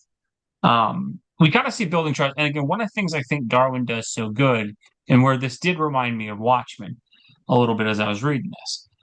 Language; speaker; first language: English; native; English